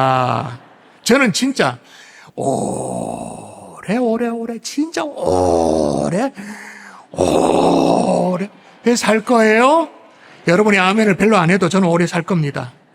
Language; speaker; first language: Korean; native; Korean